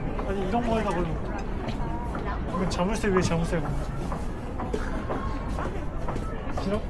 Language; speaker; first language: Korean; non-native, fluent; Filipino